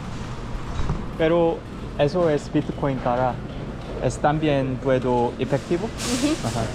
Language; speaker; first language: Spanish; non-native, learner; Korean